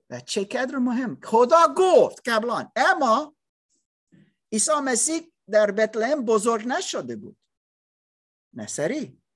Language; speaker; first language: Persian; non-native, learner; English